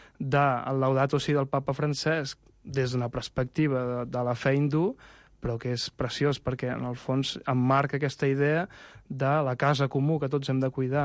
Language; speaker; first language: Catalan; native; Catalan